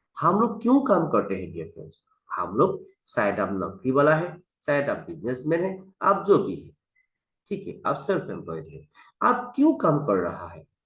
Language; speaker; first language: Hindi; non-native, local second language; Assamese